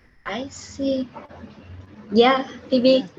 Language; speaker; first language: English; non-native, learner; Vietnamese